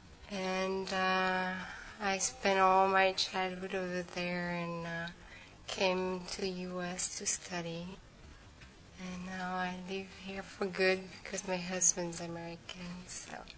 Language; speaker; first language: English; non-native, fluent; French